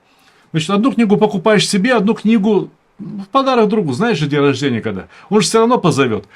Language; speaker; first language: Russian; native; Russian